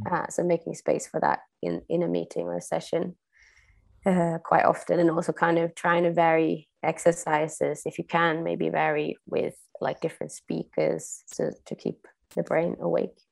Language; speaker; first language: English; non-native, fluent; Swedish